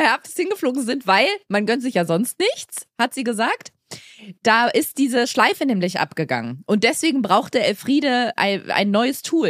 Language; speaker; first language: German; native; German